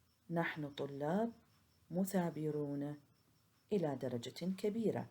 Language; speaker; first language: Arabic; native; Arabic